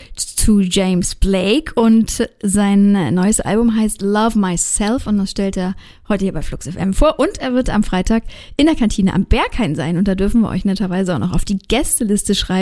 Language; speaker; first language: German; native; German